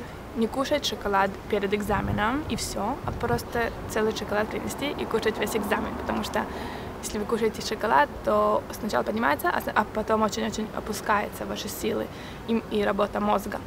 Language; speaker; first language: Russian; early bilingual, heritage; Russian